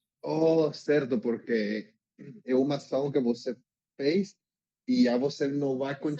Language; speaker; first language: Portuguese; non-native, learner; Spanish